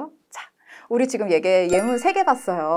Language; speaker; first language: Korean; native; Korean